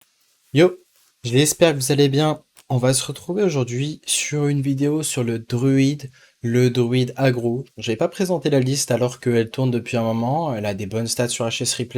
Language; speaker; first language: French; native; French